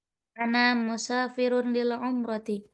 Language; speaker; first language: Arabic; non-native, learner; Indonesian